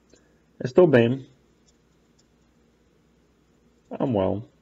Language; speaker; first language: Portuguese; non-native, fluent; English